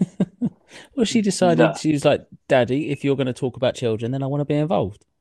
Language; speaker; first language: English; native; English